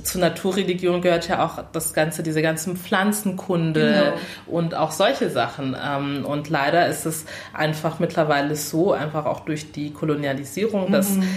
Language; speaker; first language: German; native; German